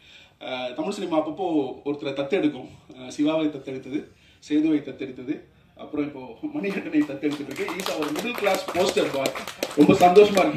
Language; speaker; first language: Tamil; native; Tamil